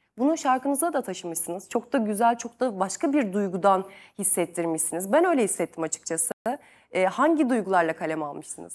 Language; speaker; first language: Turkish; native; Turkish